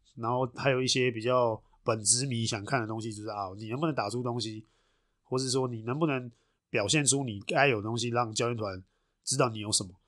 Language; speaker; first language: Chinese; native; Chinese